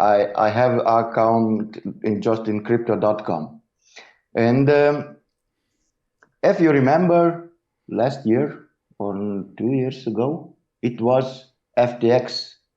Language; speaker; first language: English; non-native, learner; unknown